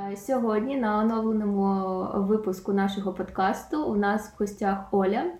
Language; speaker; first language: Ukrainian; non-native, local second language; Russian